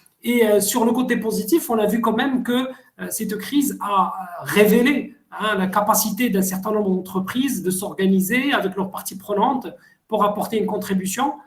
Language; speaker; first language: French; non-native, local second language; Arabic